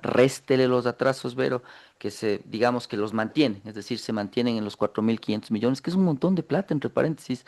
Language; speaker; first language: Spanish; native; Spanish